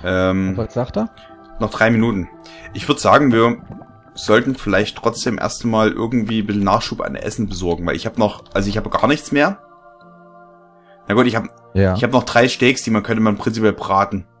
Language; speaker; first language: German; native; German